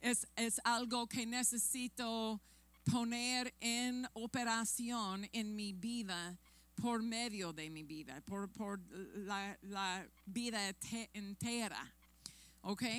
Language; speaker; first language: Spanish; non-native, fluent; English